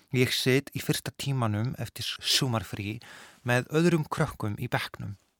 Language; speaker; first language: Icelandic; non-native, fluent; Polish